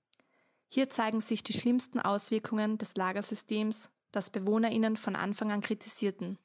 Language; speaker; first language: German; native; German